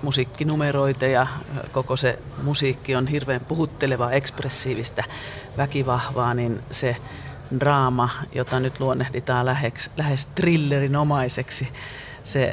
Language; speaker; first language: Finnish; native; Finnish